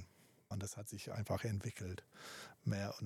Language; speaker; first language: German; non-native, fluent; English